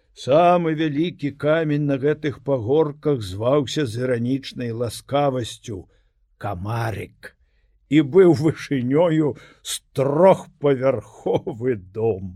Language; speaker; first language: Belarusian; native; Belarusian